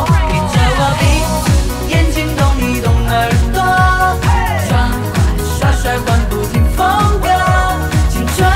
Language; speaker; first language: Chinese; non-native, fluent; French